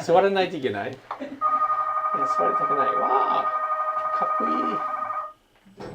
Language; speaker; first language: Japanese; non-native, learner; English